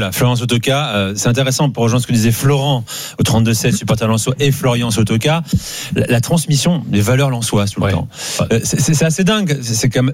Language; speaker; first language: French; native; French